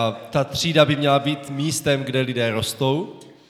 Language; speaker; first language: Czech; native; Czech